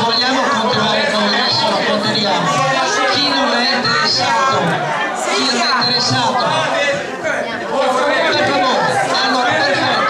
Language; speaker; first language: Italian; native; Italian